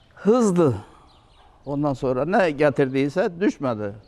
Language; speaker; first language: Turkish; native; Turkish